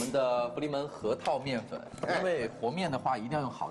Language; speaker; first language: Chinese; native; Chinese